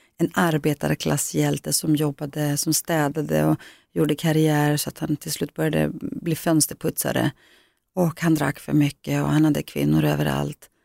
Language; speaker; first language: Swedish; early bilingual, other home language; Greek